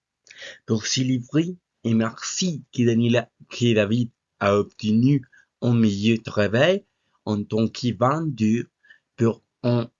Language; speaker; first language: French; non-native, learner; Spanish